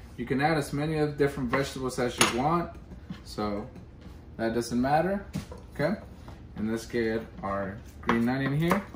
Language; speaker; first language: English; early bilingual, other home language; Spanish